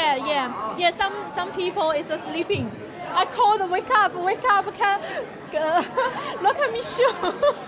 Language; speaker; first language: English; non-native, learner; Chinese